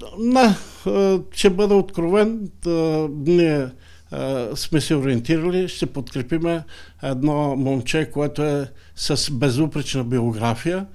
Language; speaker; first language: Bulgarian; native; Bulgarian